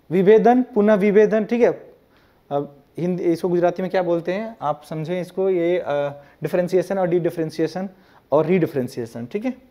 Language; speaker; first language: Hindi; non-native, local second language; Gujarati